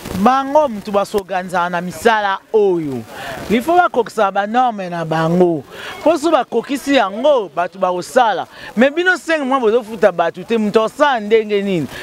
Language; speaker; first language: Lingala; native; Lingala